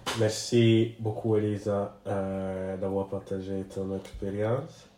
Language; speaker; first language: French; non-native, learner; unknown